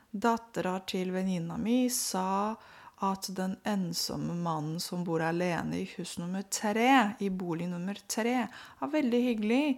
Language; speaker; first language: Norwegian; non-native, fluent; Romanian